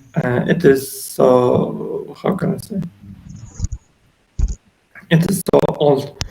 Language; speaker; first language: English; non-native, learner; Uzbek